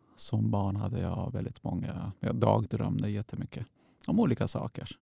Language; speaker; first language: Swedish; non-native, fluent; Persian